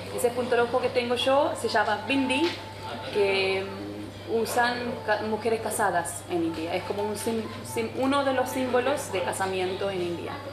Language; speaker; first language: Spanish; non-native, fluent; Hindi